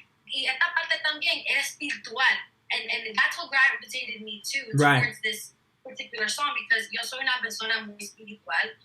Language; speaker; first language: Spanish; early bilingual, heritage; Spanish